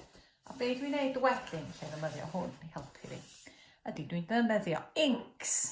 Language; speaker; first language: Welsh; native; Welsh